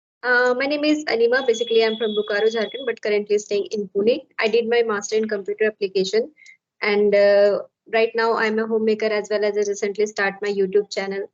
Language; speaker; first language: English; non-native, learner; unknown